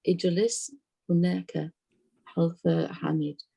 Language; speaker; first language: Arabic; non-native, learner; English